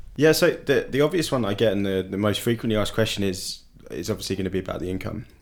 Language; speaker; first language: English; native; English